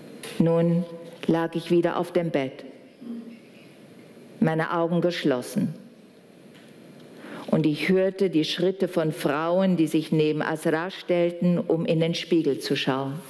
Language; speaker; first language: German; native; German